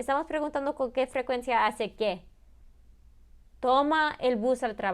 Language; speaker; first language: Spanish; early bilingual, heritage; Spanish